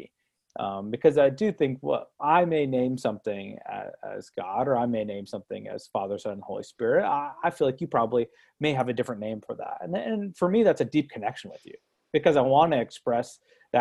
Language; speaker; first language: English; native; English